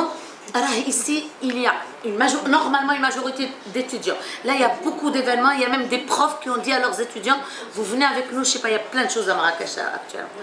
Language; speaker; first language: French; non-native, local second language; Arabic